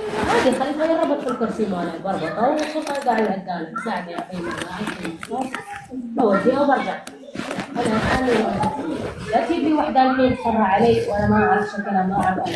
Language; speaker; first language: Arabic; non-native, local second language; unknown